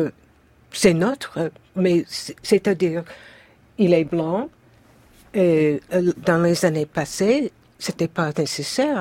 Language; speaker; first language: French; non-native, fluent; English